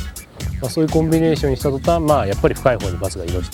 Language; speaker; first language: Japanese; native; Japanese